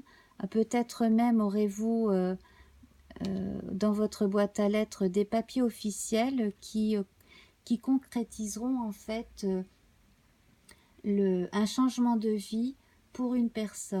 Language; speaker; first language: French; native; French